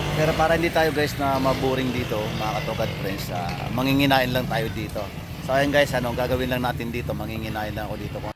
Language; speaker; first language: Filipino; native; Filipino